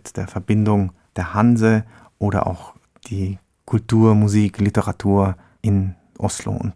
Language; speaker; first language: German; native; German